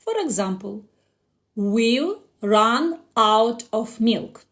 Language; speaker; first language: English; non-native, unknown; Ukrainian